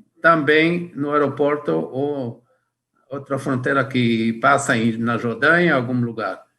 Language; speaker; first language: Portuguese; non-native, fluent; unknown